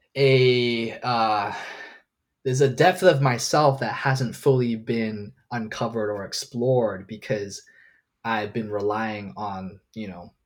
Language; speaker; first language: English; non-native, local second language; Cantonese